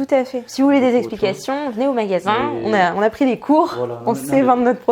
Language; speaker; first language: French; native; French